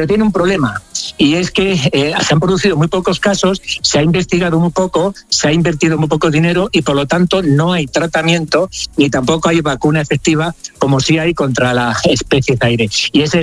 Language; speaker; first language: Spanish; native; Spanish